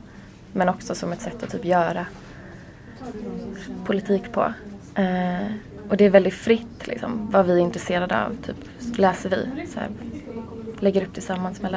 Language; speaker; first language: Swedish; native; Swedish